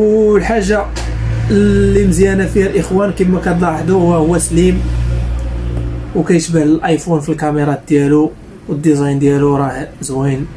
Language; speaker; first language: Arabic; native; Arabic